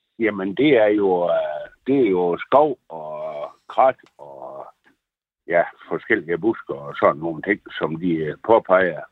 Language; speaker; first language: Danish; native; Danish